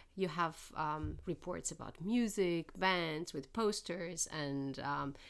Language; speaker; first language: English; non-native, fluent; Portuguese